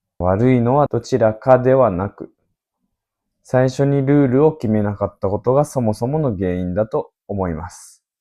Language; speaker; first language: Japanese; native; Japanese